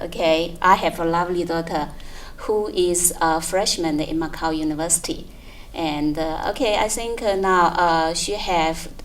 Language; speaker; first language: English; non-native, fluent; Chinese